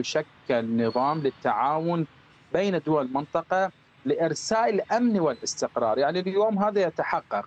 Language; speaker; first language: Arabic; non-native, fluent; Persian